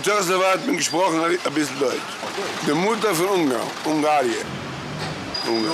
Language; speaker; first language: German; non-native, learner; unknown